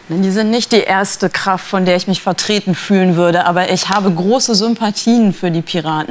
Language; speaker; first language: German; native; German